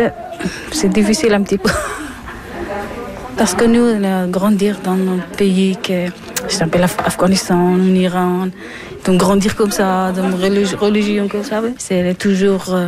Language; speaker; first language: French; non-native, learner; Persian